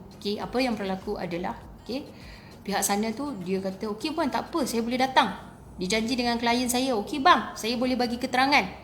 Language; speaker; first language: Malay; native; Malay